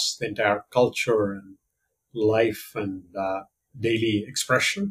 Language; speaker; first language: English; non-native, local second language; Malayalam